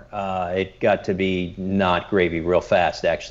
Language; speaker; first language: English; native; English